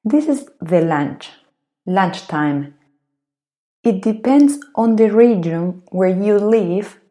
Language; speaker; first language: English; non-native, fluent; Spanish